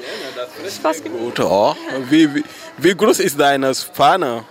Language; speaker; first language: German; non-native, learner; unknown